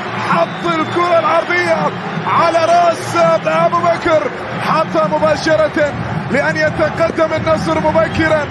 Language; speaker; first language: Arabic; native; Arabic